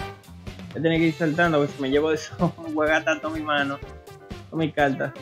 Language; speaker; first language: Spanish; native; Spanish